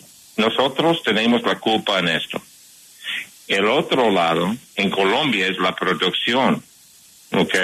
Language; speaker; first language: Spanish; non-native, fluent; English